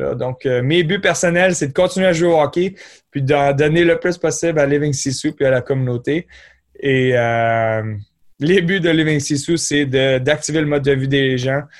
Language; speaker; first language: French; native; French